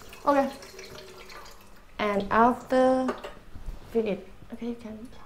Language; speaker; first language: English; non-native, learner; Thai